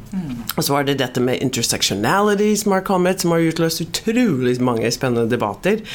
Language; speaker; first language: Norwegian; non-native, fluent; English